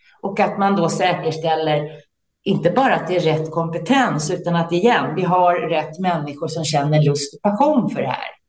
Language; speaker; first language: Swedish; native; Swedish